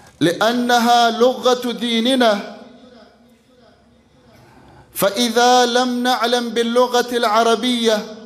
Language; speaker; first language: Arabic; non-native, fluent; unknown